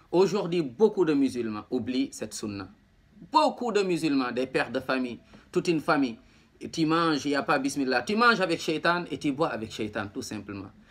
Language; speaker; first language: French; non-native, local second language; Wolof